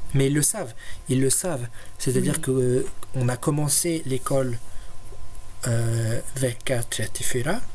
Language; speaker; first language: French; native; French